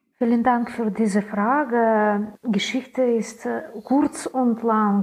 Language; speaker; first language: German; non-native, learner; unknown